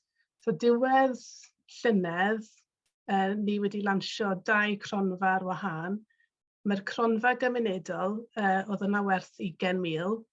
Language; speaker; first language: Welsh; native; Welsh